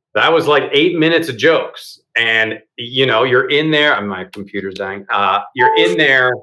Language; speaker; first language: English; native; English